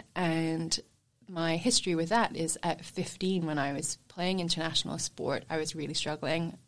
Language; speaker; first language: English; native; English